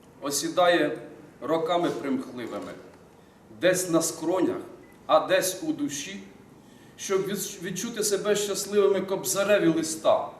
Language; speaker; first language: Ukrainian; native; Ukrainian